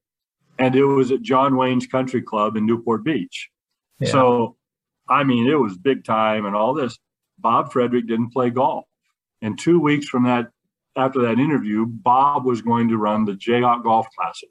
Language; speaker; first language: English; native; English